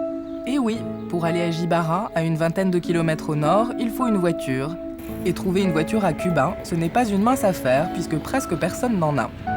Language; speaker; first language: French; native; French